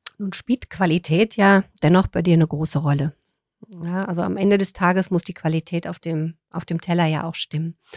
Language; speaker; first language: German; native; German